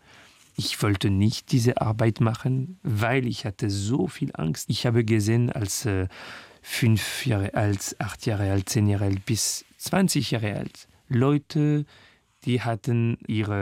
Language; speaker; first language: German; non-native, fluent; French